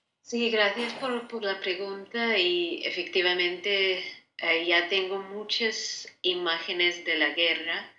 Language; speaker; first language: Spanish; non-native, fluent; Ukrainian